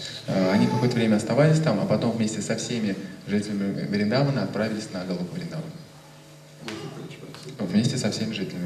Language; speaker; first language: Russian; native; Russian